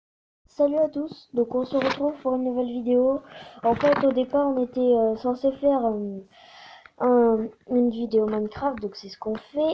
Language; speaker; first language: French; native; French